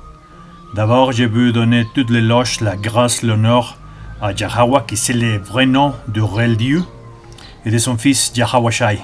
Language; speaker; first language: French; non-native, learner; Spanish